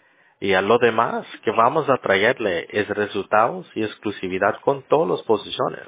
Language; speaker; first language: Spanish; early bilingual, heritage; English